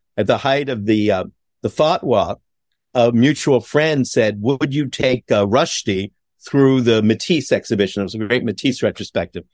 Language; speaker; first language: English; native; English